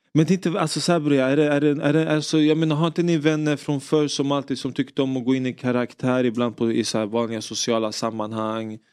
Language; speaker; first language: Swedish; early bilingual, other home language; Greek